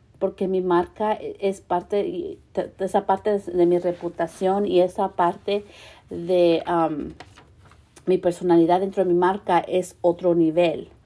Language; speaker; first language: Spanish; early bilingual, heritage; Spanish